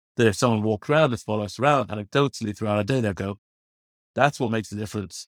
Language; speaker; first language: English; native; English